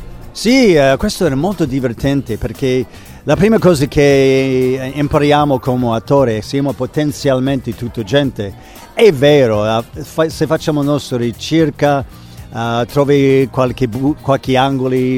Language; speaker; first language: Italian; non-native, fluent; English